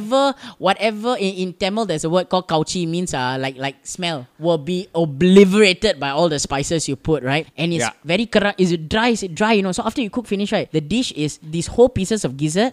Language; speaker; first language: English; native; English